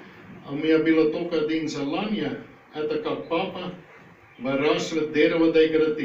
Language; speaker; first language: Russian; non-native, learner; Dutch